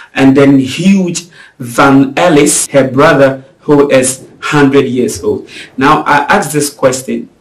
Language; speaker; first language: English; non-native, local second language; Akan